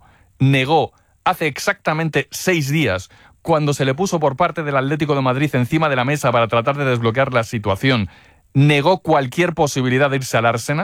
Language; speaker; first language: Spanish; native; Spanish